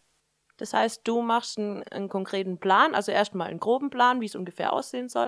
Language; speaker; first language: German; native; German